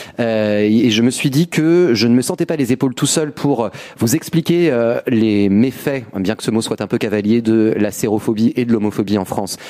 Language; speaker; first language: French; native; French